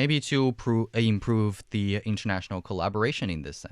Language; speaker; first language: English; non-native, fluent; Chinese